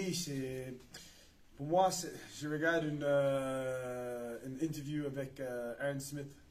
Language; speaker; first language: French; non-native, learner; English